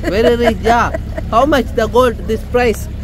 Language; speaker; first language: English; non-native, learner; Tamil